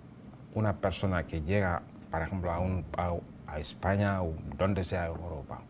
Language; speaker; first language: Spanish; non-native, fluent; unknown